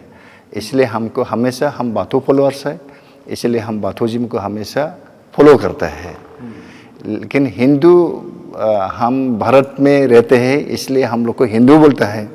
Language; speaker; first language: Hindi; non-native, local second language; Bodo